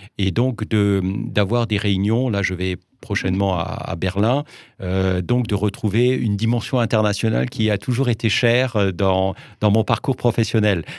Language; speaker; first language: French; non-native, local second language; Swiss German